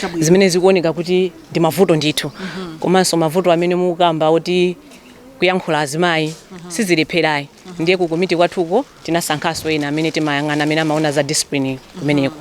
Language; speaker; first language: Nyanja; native; Nyanja